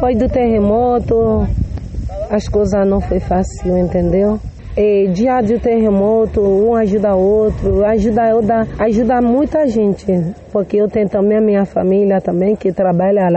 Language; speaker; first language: Portuguese; non-native, learner; Haitian Creole